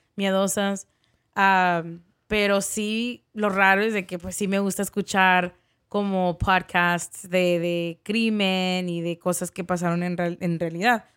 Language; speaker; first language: Spanish; native; Spanish